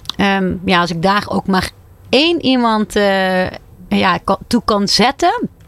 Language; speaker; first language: Dutch; native; Dutch